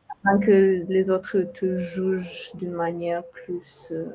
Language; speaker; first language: French; non-native, fluent; Romanian